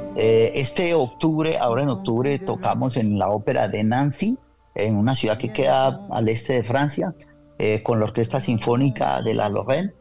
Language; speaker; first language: Spanish; native; Spanish